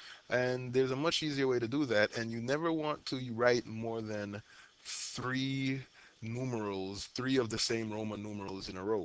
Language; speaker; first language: English; native; English